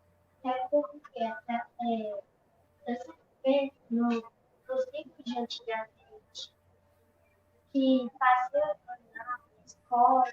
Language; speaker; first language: Portuguese; early bilingual, other home language; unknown